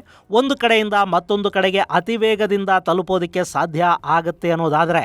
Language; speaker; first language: Kannada; native; Kannada